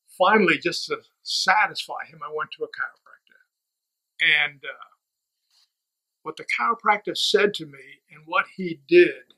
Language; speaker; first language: English; native; English